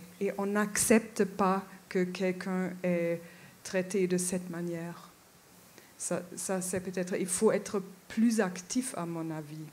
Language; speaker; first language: French; non-native, fluent; German